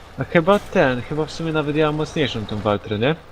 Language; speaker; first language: Polish; native; Polish